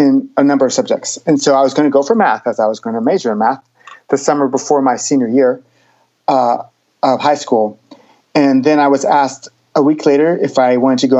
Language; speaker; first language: English; native; English